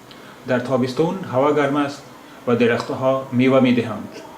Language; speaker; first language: Persian; non-native, fluent; Urdu